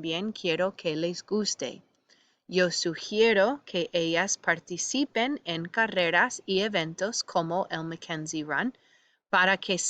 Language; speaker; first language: Spanish; non-native, fluent; English